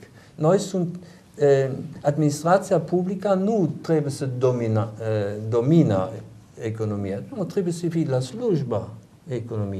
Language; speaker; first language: Romanian; non-native, learner; German